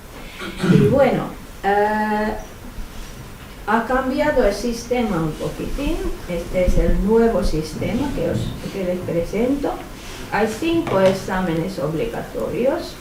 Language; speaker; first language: Spanish; non-native, fluent; Finnish